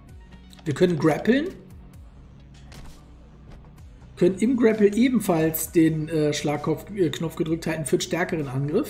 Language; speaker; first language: German; native; German